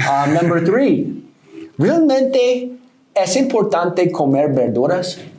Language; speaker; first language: Spanish; non-native, learner; English